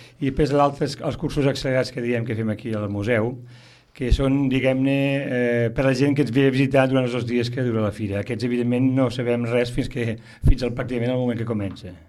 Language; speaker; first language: Catalan; native; Catalan